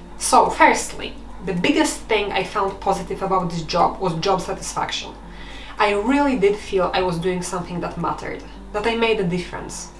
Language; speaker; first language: English; non-native, fluent; Polish